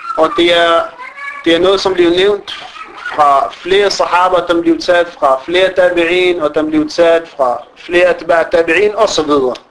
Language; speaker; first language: Danish; non-native, fluent; Arabic